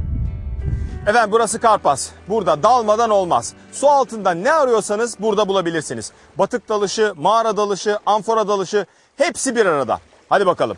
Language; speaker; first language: Turkish; native; Turkish